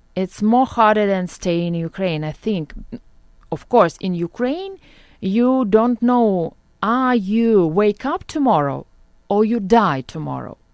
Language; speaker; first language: English; non-native, learner; Ukrainian